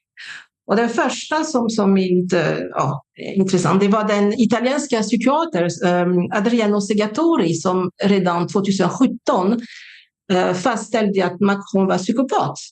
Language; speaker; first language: Swedish; non-native, fluent; French